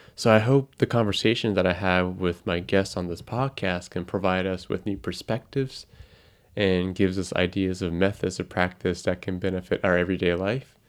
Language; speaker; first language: English; non-native, fluent; Japanese